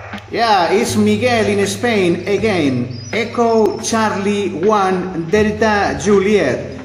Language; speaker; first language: English; non-native, learner; Spanish